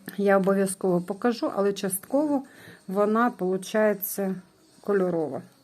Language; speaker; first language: Ukrainian; non-native, local second language; Russian